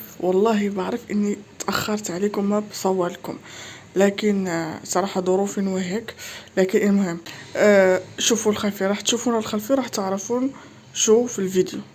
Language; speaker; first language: Arabic; native; Arabic